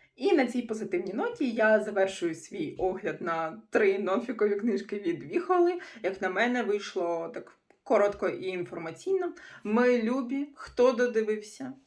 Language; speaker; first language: Ukrainian; non-native, local second language; Russian